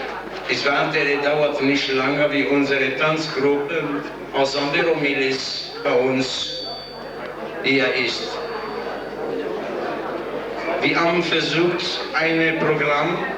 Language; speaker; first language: German; non-native, fluent; Italian